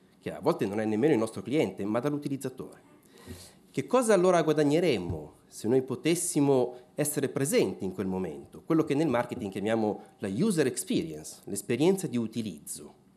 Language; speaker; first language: Italian; native; Italian